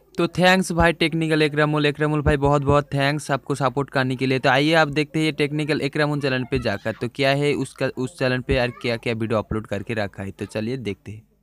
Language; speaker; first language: Hindi; non-native, local second language; Bangla